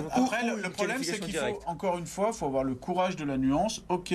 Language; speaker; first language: French; native; French